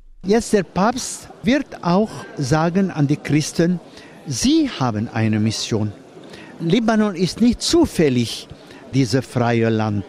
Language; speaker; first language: German; non-native, fluent; Arabic